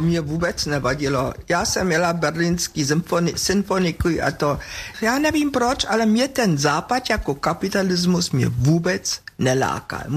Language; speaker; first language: Czech; non-native, fluent; German